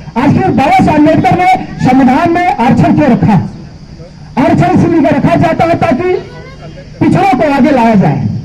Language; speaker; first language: Hindi; native; Hindi